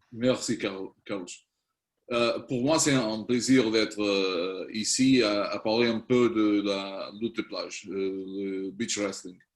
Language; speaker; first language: French; non-native, learner; Spanish